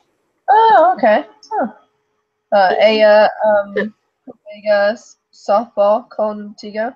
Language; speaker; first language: Spanish; non-native, learner; English